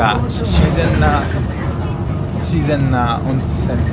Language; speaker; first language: Japanese; non-native, fluent; French